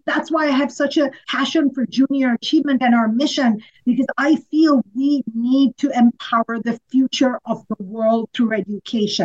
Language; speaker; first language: English; non-native, local second language; Sinhala